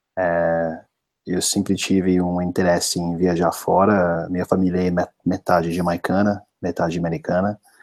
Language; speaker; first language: Portuguese; non-native, fluent; English